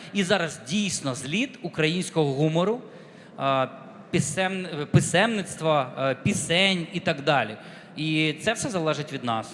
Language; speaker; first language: Ukrainian; non-native, local second language; Russian